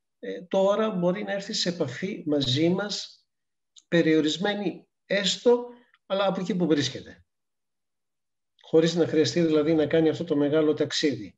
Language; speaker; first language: Greek; native; Greek